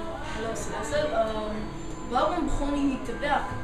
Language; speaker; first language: Dutch; non-native, learner; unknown